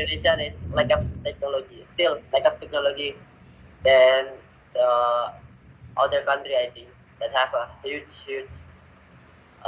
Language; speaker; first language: English; non-native, learner; Indonesian